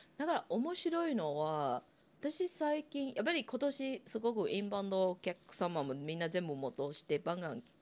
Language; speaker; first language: Japanese; non-native, fluent; Chinese